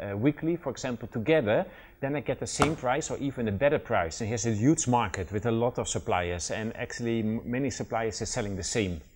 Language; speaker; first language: English; non-native, fluent; Dutch